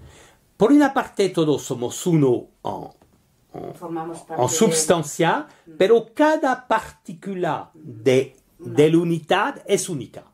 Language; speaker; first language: Spanish; non-native, learner; French